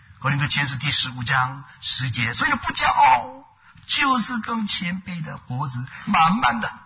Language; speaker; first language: Chinese; non-native, fluent; Korean